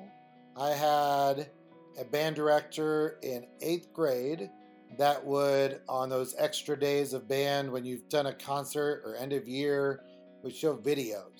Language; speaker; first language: English; native; English